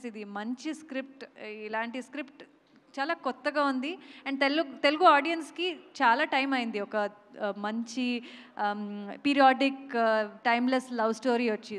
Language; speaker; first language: Telugu; non-native, local second language; Kannada